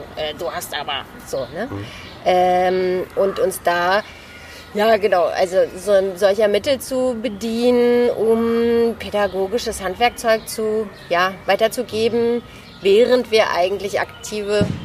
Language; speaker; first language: German; native; German